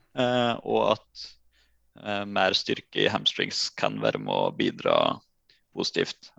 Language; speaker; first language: Norwegian; native; Norwegian